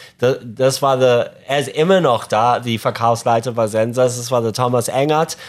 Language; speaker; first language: German; non-native, fluent; English